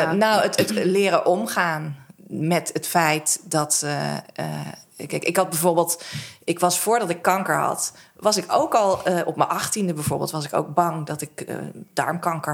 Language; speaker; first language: Dutch; native; Dutch